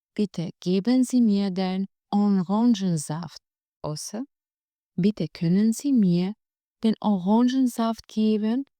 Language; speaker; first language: German; non-native, fluent; Albanian